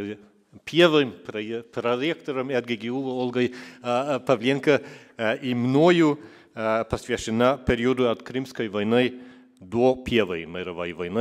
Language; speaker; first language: Russian; non-native, fluent; German